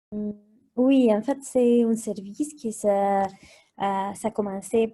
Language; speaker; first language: French; non-native, fluent; Spanish